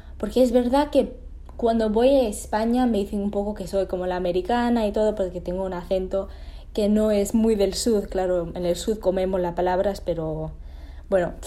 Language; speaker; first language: Spanish; early bilingual, heritage; Spanish